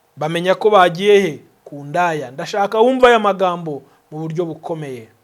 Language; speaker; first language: Kinyarwanda; native; Kinyarwanda